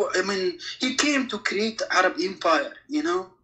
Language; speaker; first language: English; non-native, fluent; Kurdish